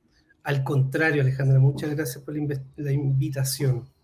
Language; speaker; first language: Spanish; native; Spanish